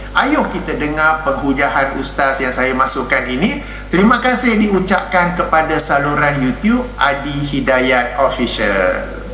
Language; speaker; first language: Malay; native; Malay